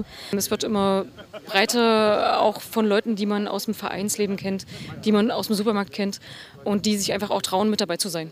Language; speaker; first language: German; native; German